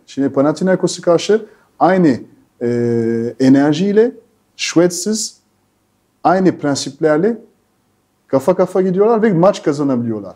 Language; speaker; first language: Turkish; non-native, fluent; French